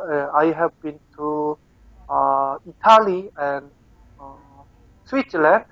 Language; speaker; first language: English; non-native, learner; Korean